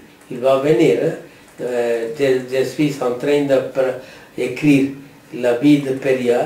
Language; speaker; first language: French; non-native, learner; Tamil